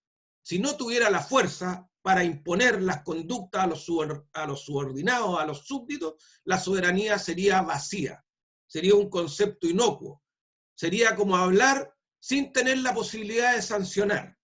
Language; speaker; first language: Spanish; native; Spanish